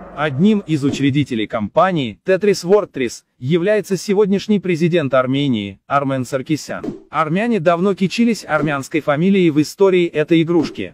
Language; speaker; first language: Russian; non-native, local second language; Azerbaijani